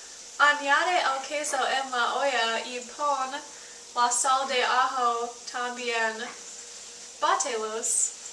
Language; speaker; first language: Spanish; non-native, learner; English